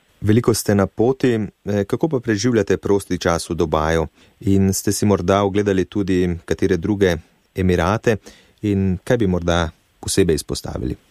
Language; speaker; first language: Slovenian; native; Slovenian